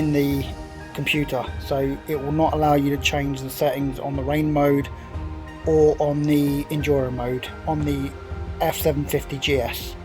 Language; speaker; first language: English; native; English